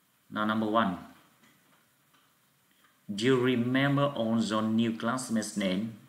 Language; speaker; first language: English; non-native, fluent; Vietnamese